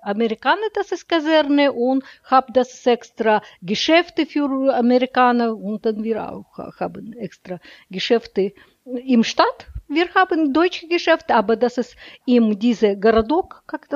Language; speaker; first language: German; non-native, learner; Russian